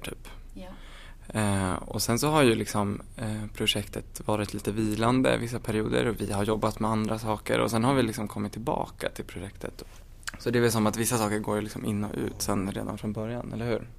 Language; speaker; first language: Swedish; native; Swedish